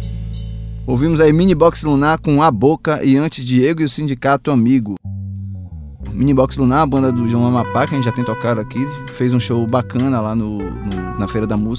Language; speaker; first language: Portuguese; native; Portuguese